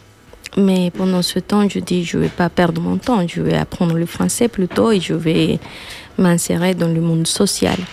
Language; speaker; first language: French; non-native, fluent; Spanish